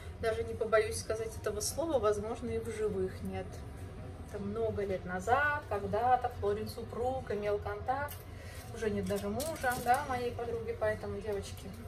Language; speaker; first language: Russian; native; Russian